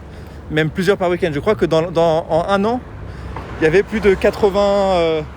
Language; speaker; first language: French; native; French